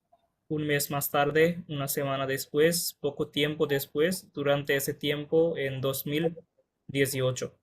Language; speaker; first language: Spanish; non-native, fluent; Bangla